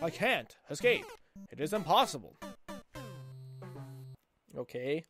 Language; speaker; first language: English; native; English